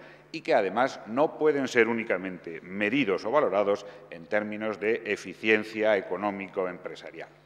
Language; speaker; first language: Spanish; native; Spanish